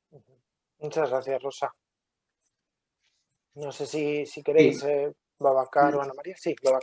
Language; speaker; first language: Spanish; native; Spanish